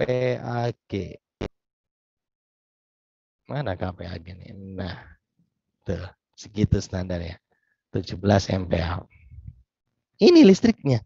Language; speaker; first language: Indonesian; native; Indonesian